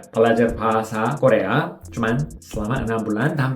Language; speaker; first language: Indonesian; non-native, fluent; Korean